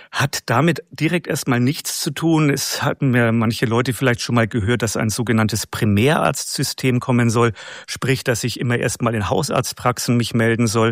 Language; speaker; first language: German; native; German